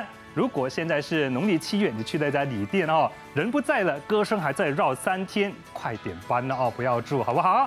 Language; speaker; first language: Chinese; native; Chinese